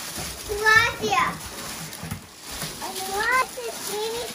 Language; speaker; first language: Russian; early bilingual, heritage; Russian